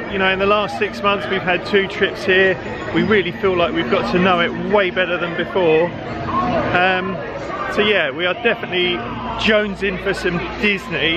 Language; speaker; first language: English; native; English